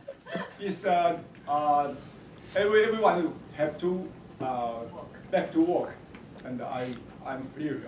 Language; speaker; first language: English; non-native, learner; Chinese